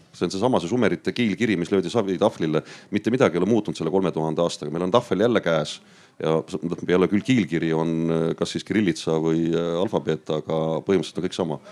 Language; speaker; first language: Estonian; native; Estonian